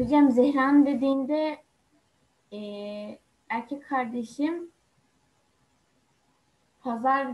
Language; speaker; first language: Turkish; native; Turkish